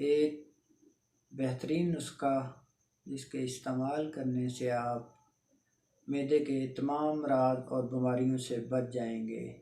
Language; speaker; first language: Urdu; non-native, local second language; Punjabi